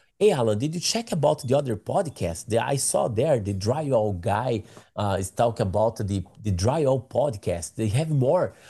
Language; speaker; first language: English; non-native, learner; Portuguese